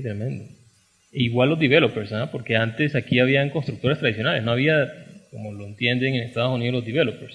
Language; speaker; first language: Spanish; native; Spanish